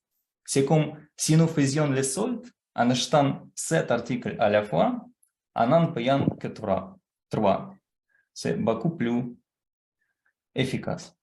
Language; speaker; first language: French; non-native, fluent; Russian